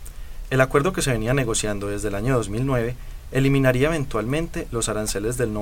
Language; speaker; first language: Spanish; native; Spanish